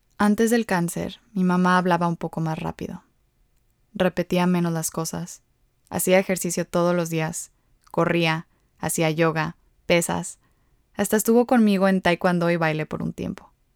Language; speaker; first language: Spanish; early bilingual, heritage; Spanish